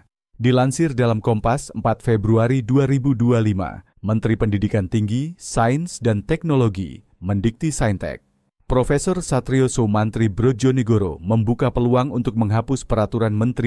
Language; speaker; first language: Indonesian; native; Indonesian